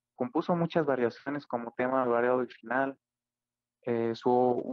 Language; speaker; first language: Spanish; native; Spanish